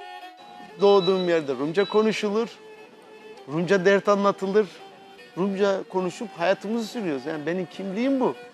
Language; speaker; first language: Turkish; non-native, local second language; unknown